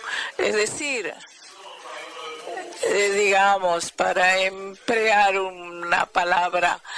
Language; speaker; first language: Spanish; non-native, fluent; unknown